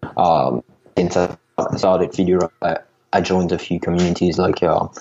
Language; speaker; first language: English; non-native, fluent; French